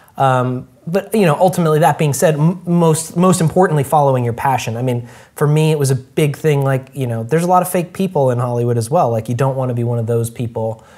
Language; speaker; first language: English; native; English